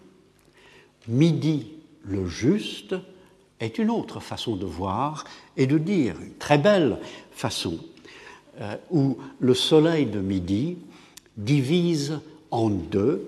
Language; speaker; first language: French; non-native, fluent; English